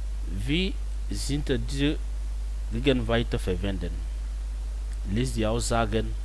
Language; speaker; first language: German; non-native, fluent; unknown